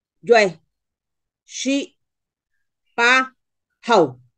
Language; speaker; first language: Chinese; non-native, learner; Spanish